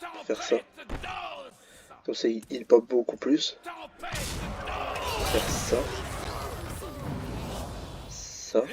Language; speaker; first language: French; native; French